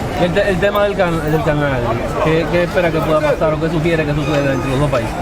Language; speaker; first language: Spanish; native; Spanish